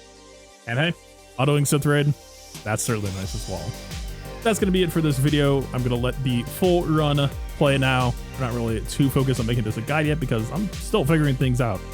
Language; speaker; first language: English; native; English